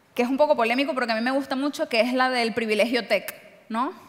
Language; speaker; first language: Spanish; native; Spanish